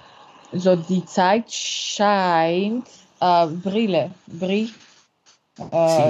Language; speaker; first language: German; non-native, learner; French